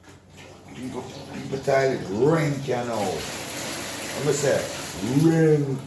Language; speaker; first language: English; non-native, local second language; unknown